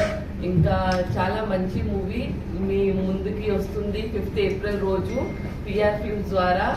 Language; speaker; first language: Telugu; non-native, local second language; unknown